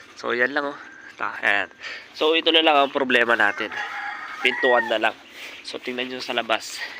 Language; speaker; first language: Filipino; native; Filipino